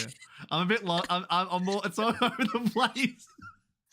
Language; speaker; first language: English; native; English